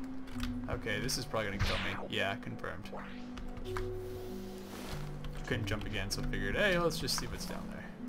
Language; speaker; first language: English; native; English